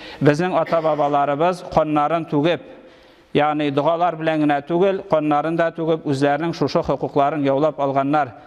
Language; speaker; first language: Tatar; native; Tatar